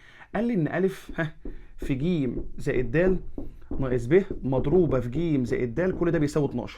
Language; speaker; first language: Arabic; native; Arabic